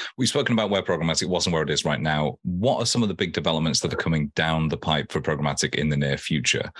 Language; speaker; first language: English; native; English